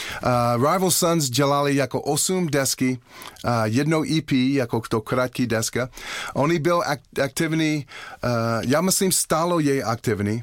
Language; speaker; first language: Czech; non-native, learner; English